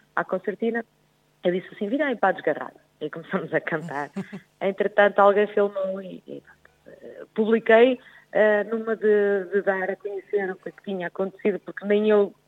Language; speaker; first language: Portuguese; native; Portuguese